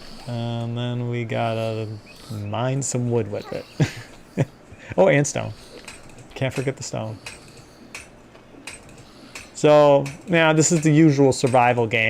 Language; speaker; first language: English; native; English